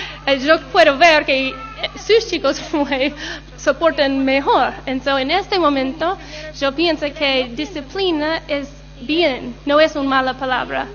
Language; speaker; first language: Spanish; non-native, learner; English